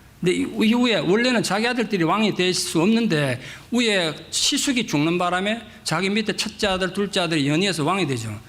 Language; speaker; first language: Korean; native; Korean